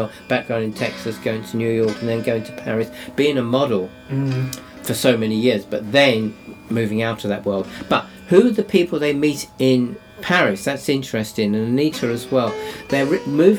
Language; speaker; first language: English; native; English